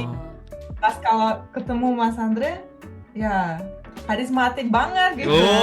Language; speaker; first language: Indonesian; non-native, fluent; Russian